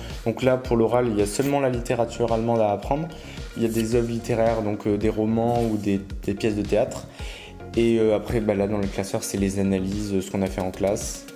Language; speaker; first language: French; native; French